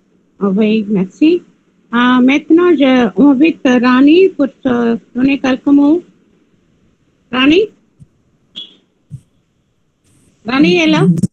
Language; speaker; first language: French; non-native, learner; Tamil